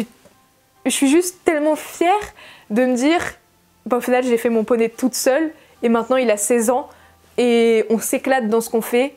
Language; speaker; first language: French; native; French